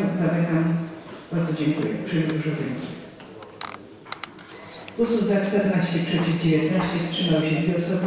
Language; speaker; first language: Polish; native; Polish